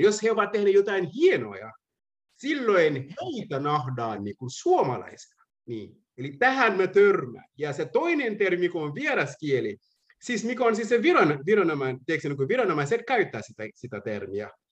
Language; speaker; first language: Finnish; non-native, fluent; Wolof